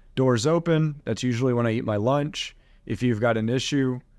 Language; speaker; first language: English; native; English